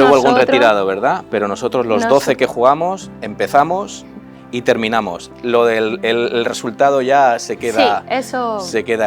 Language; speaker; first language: Spanish; native; Spanish